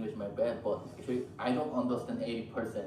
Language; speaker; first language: English; non-native, learner; Korean